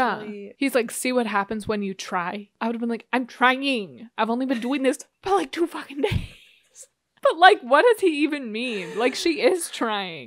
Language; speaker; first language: English; native; English